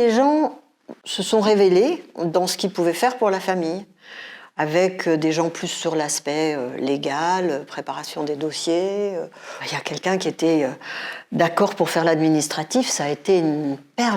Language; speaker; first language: French; native; French